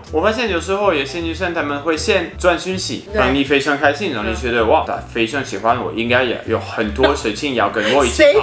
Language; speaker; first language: Chinese; non-native, fluent; French